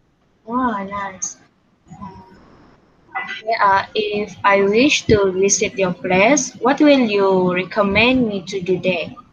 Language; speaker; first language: English; non-native, local second language; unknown